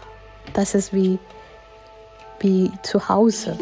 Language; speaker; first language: German; non-native, fluent; Gujarati